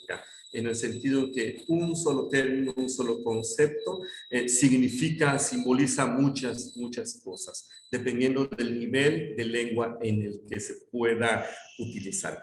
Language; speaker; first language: Spanish; non-native, local second language; Yucateco